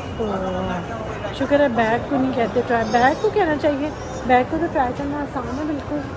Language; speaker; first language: Urdu; non-native, local second language; Punjabi